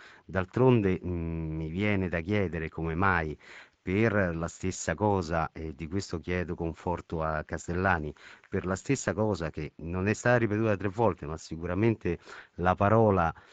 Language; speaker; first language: Italian; native; Italian